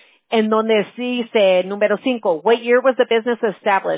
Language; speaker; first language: English; early bilingual, other home language; Spanish